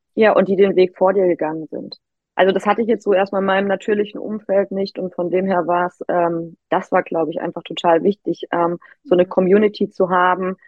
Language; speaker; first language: German; native; German